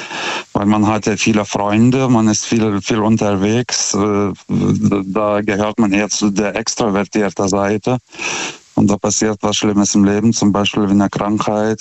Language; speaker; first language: German; non-native, fluent; Lithuanian